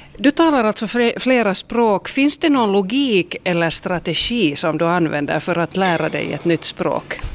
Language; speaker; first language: Swedish; native; Swedish